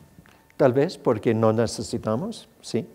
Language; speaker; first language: Spanish; non-native, fluent; English